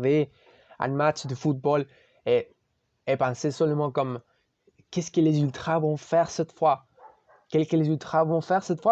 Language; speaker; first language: French; non-native, learner; Spanish